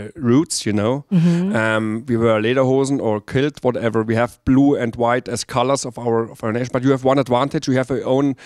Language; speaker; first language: English; non-native, learner; German